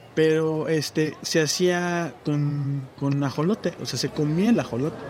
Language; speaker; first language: German; non-native, fluent; Spanish